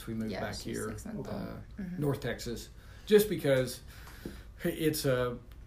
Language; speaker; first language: English; native; English